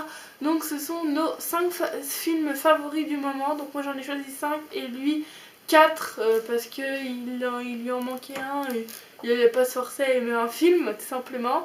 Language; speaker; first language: French; native; French